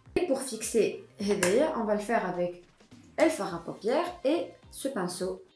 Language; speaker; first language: French; non-native, local second language; Arabic